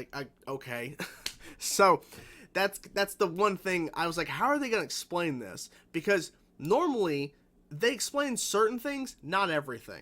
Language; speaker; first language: English; native; English